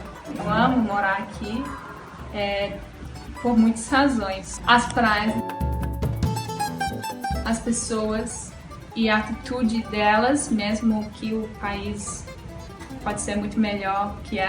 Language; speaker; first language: Portuguese; non-native, fluent; English